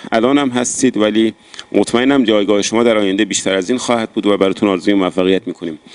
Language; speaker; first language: Persian; non-native, local second language; Baluchi